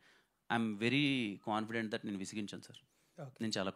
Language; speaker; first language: Telugu; native; Telugu